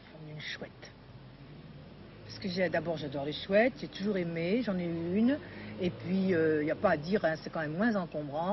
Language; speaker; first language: French; native; French